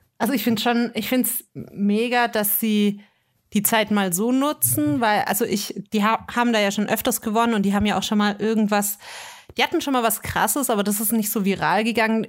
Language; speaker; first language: German; native; German